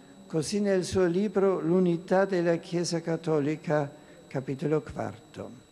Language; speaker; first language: Italian; non-native, fluent; German